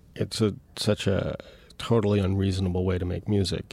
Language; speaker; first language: English; native; English